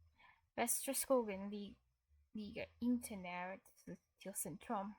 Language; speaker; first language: Swedish; non-native, learner; English